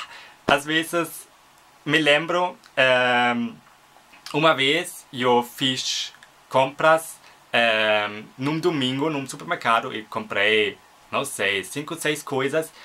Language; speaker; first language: Portuguese; non-native, fluent; German